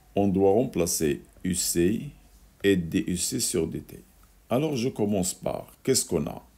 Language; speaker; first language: French; non-native, local second language; Arabic